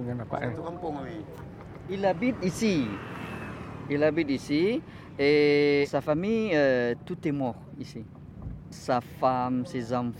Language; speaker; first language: French; non-native, learner; Indonesian